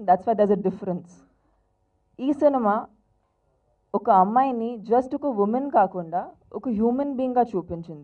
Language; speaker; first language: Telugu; non-native, fluent; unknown